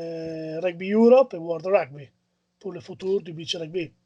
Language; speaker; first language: French; non-native, learner; Italian